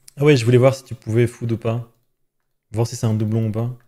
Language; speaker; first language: French; native; French